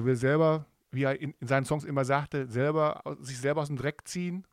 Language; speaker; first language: German; native; German